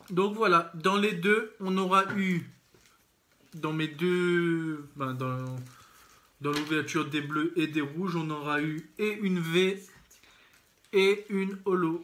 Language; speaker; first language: French; native; French